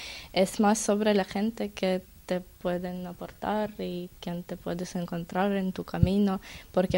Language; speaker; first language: Spanish; non-native, learner; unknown